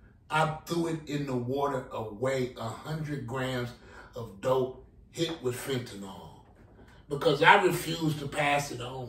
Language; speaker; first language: English; native; English